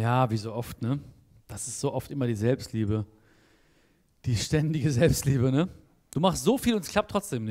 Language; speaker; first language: German; native; German